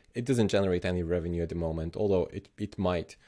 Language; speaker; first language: English; non-native, fluent; Slovenian